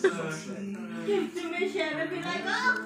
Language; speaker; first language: German; non-native, learner; Filipino